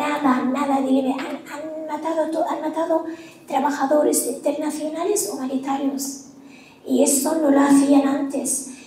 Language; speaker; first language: Spanish; non-native, fluent; Arabic